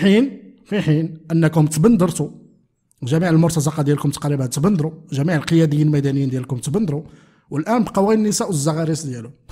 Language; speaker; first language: Arabic; native; Arabic